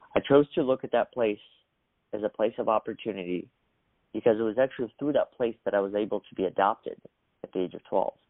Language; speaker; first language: English; early bilingual, other home language; Russian